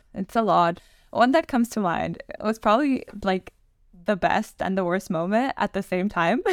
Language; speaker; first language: English; non-native, fluent; Spanish